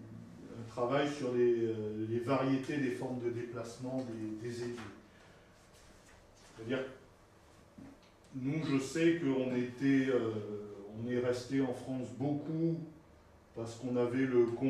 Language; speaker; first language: French; native; French